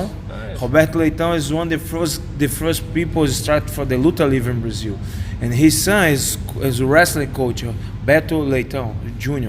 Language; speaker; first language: English; non-native, learner; Portuguese